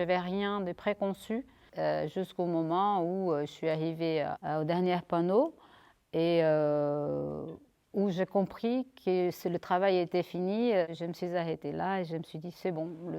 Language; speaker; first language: French; non-native, fluent; Portuguese